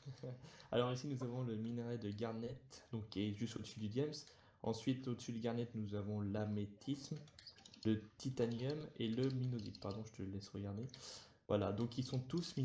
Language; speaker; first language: French; native; French